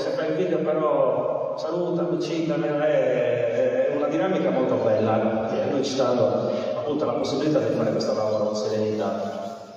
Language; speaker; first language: Italian; native; Italian